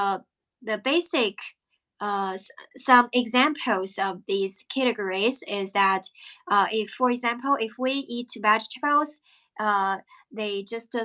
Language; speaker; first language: English; non-native, fluent; Chinese